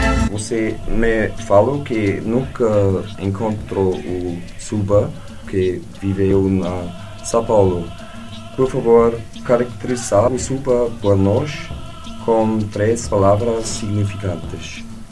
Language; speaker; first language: Portuguese; non-native, learner; German